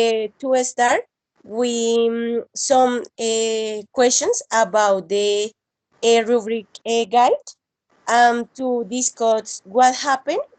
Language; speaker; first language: English; non-native, learner; Spanish